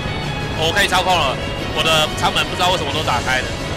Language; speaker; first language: Chinese; native; Chinese